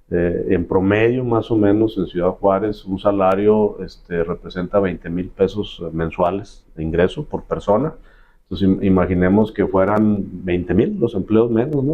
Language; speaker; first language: Spanish; native; Spanish